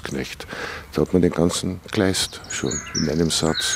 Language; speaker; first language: German; native; German